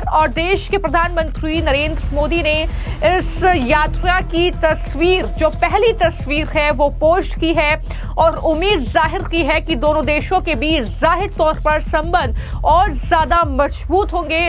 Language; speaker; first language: Hindi; native; Hindi